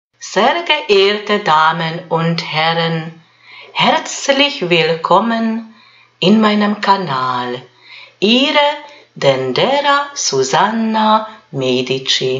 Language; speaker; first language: German; non-native, fluent; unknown